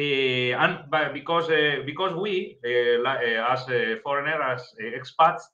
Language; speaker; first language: English; non-native, learner; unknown